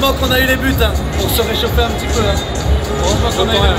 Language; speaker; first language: French; native; French